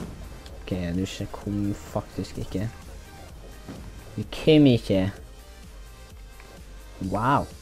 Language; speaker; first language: Norwegian; native; Norwegian